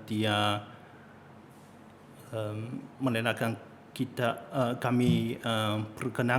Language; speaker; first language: Indonesian; non-native, learner; Chinese